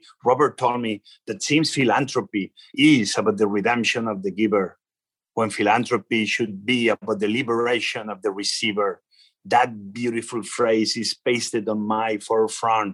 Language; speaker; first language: English; non-native, fluent; Spanish